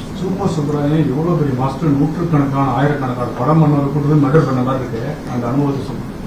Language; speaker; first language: Tamil; native; Tamil